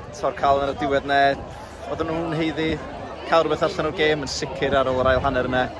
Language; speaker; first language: Welsh; native; Welsh